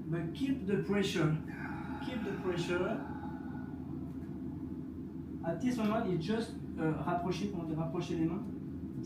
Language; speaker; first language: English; non-native, learner; French